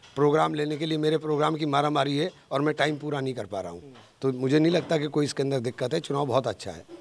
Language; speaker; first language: Hindi; native; Hindi